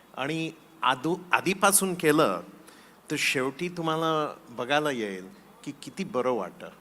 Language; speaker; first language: Marathi; early bilingual, heritage; Marathi